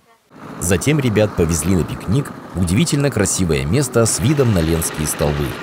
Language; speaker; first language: Russian; native; Russian